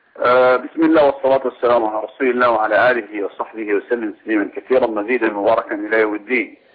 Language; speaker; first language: Arabic; native; Arabic